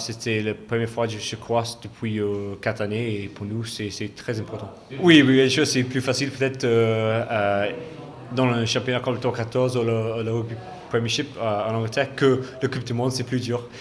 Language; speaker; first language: French; non-native, fluent; English